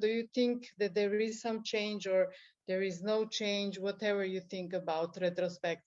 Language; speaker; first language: English; non-native, fluent; Serbian